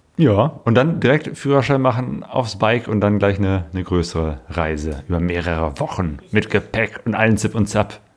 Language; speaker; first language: German; native; German